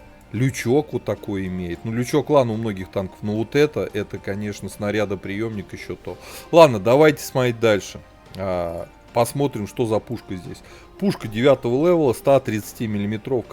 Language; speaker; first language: Russian; native; Russian